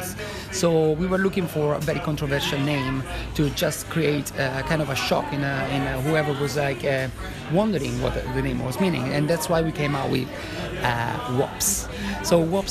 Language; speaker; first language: English; non-native, fluent; Italian